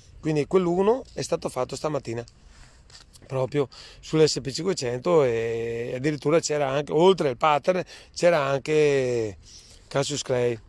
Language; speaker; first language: Italian; native; Italian